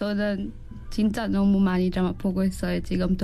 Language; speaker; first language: Korean; non-native, learner; Nepali